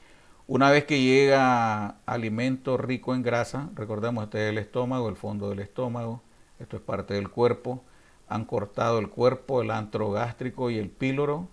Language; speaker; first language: Spanish; native; Spanish